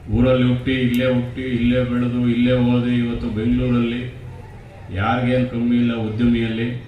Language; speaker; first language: Kannada; native; Kannada